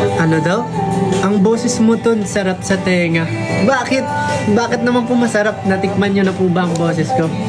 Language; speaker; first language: Filipino; non-native, local second language; Waray